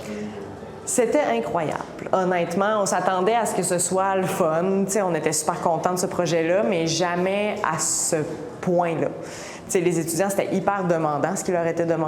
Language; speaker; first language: French; native; French